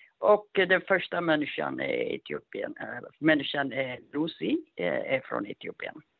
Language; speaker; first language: Swedish; non-native, fluent; Amharic